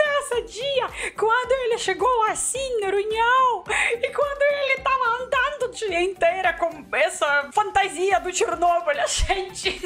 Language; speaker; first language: Portuguese; non-native, learner; Russian